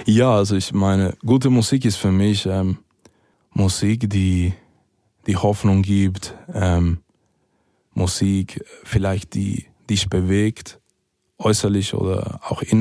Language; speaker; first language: German; early bilingual, other home language; Spanish